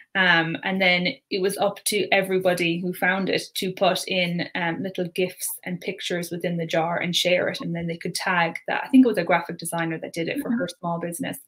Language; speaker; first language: English; native; English